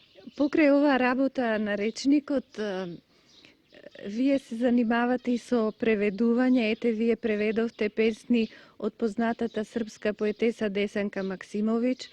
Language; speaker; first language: Macedonian; native; Macedonian